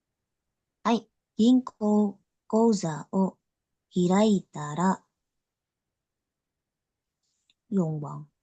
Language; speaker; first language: Japanese; non-native, learner; Indonesian